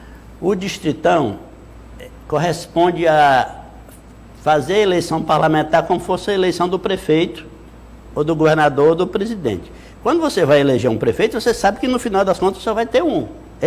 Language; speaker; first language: Portuguese; native; Portuguese